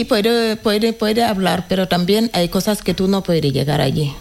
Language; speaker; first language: Spanish; non-native, learner; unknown